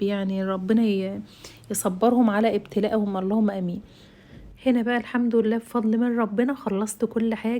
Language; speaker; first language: Arabic; native; Arabic